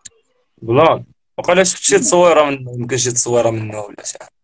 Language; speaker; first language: Arabic; native; Arabic